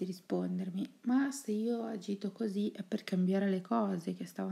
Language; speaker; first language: Italian; native; Italian